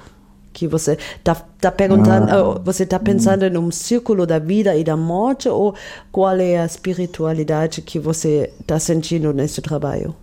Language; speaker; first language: Portuguese; non-native, fluent; German